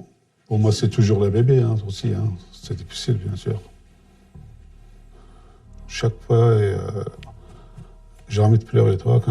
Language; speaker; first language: French; non-native, learner; Turkish